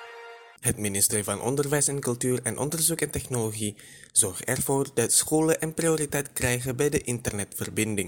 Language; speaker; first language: Dutch; non-native, fluent; Indonesian